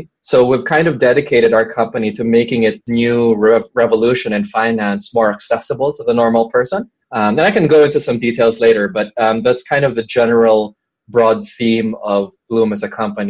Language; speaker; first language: English; non-native, local second language; Filipino